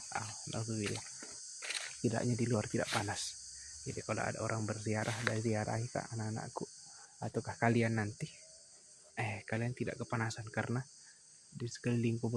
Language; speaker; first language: Indonesian; native; Indonesian